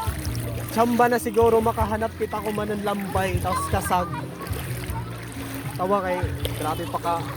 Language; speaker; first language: Filipino; non-native, local second language; Cebuano